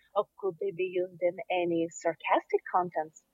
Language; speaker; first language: English; non-native, fluent; Russian